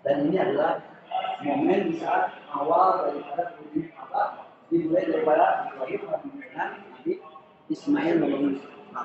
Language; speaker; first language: Indonesian; non-native, local second language; Sundanese